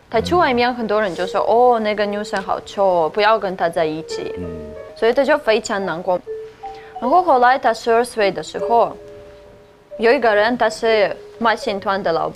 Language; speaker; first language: Chinese; non-native, fluent; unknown